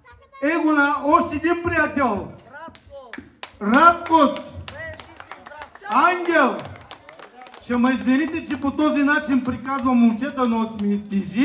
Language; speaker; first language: Bulgarian; non-native, local second language; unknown